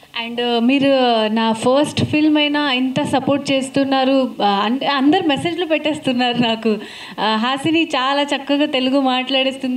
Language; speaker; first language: Telugu; non-native, fluent; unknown